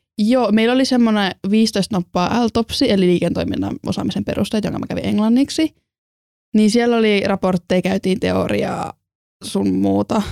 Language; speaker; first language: Finnish; early bilingual, other home language; Estonian